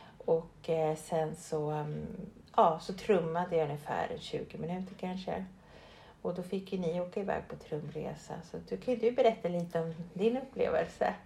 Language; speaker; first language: Swedish; early bilingual, other home language; Spanish